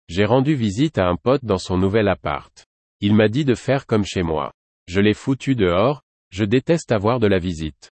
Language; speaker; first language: French; native; French